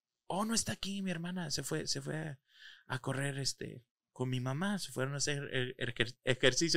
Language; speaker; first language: Spanish; early bilingual, heritage; Spanish